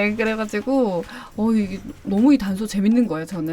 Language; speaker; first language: Korean; native; Korean